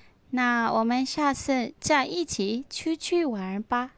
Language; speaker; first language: Chinese; non-native, learner; Burmese